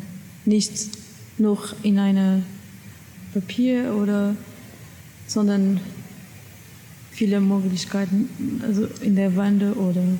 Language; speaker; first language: German; non-native, learner; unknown